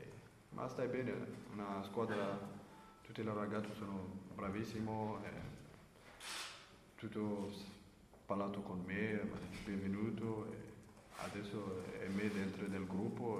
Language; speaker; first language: Italian; non-native, learner; French